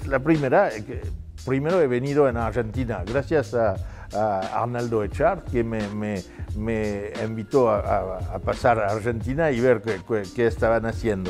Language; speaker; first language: Spanish; non-native, fluent; French